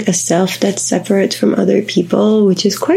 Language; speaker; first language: English; non-native, fluent; Hebrew